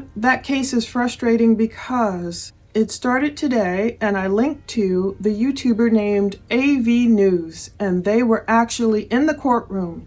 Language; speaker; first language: English; native; English